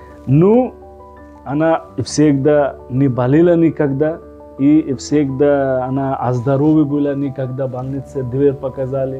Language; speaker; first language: Russian; non-native, learner; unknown